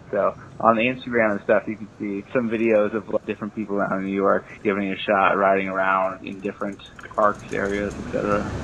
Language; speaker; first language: English; native; English